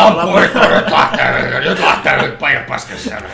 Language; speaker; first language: Finnish; native; Finnish